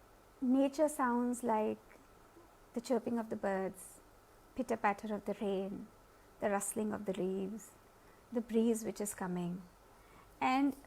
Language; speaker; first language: English; non-native, local second language; Hindi